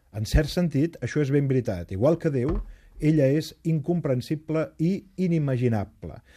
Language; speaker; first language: Catalan; native; Catalan